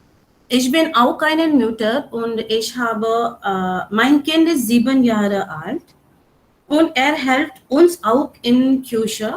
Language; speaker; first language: German; non-native, learner; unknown